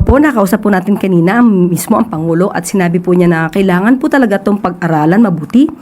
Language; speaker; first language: Filipino; native; Filipino